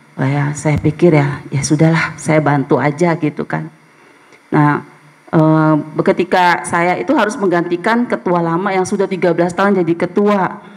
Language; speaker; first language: Indonesian; native; Indonesian